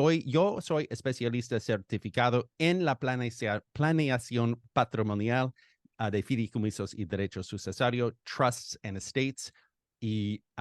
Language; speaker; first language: Spanish; non-native, fluent; English